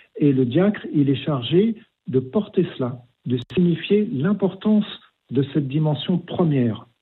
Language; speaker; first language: French; native; French